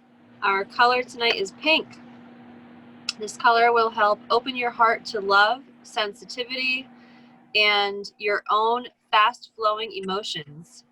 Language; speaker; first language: English; native; English